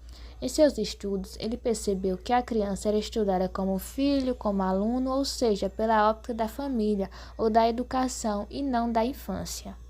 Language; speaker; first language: Portuguese; native; Portuguese